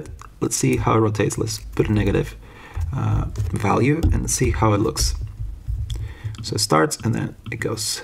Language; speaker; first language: English; non-native, fluent; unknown